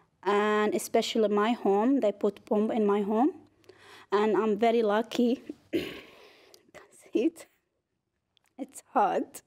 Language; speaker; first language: English; non-native, learner; Arabic